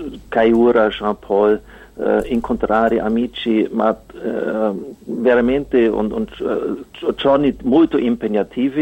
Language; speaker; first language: Italian; non-native, fluent; German